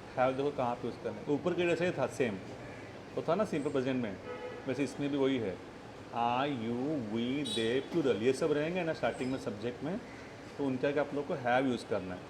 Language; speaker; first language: Hindi; non-native, local second language; Marathi